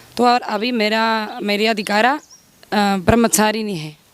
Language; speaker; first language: Hindi; non-native, learner; Spanish